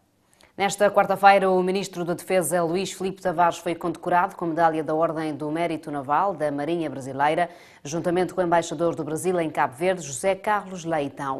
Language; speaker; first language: Portuguese; non-native, local second language; Kabuverdianu